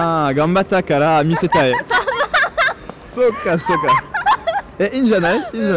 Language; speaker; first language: Japanese; non-native, learner; French